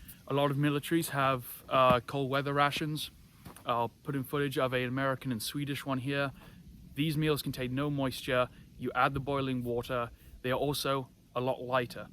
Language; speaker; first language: English; native; English